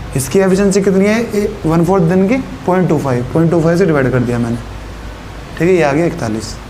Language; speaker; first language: Hindi; native; Hindi